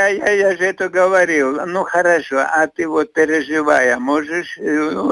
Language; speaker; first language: Russian; non-native, fluent; Latvian